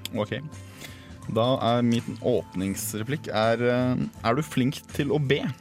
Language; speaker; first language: Norwegian; native; Norwegian